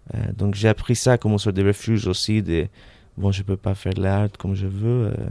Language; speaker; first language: French; non-native, fluent; Spanish